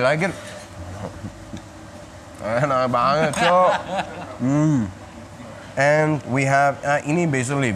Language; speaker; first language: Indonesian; non-native, learner; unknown